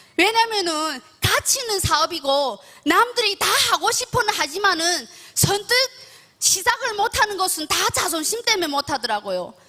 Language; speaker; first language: Korean; native; Korean